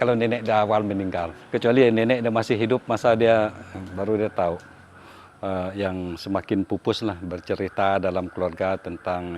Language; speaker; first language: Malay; non-native, local second language; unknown